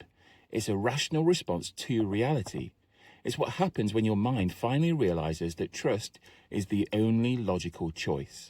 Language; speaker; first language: English; native; English